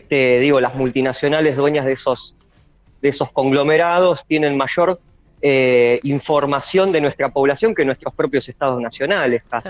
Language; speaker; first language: Spanish; native; Spanish